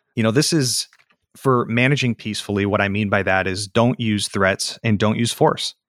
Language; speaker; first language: English; native; English